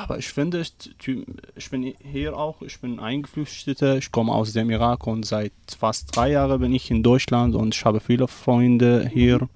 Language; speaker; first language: German; non-native, learner; Arabic